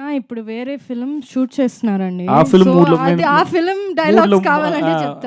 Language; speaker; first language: Telugu; non-native, fluent; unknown